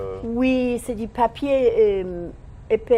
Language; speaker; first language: French; non-native, learner; English